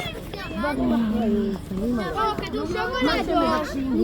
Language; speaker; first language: Hebrew; non-native, fluent; Russian